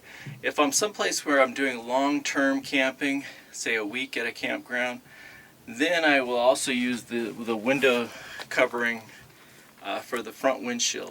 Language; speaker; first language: English; native; English